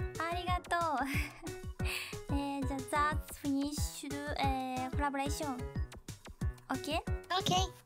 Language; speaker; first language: English; non-native, learner; Japanese